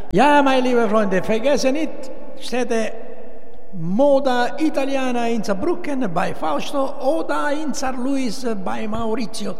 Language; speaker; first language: German; non-native, learner; Italian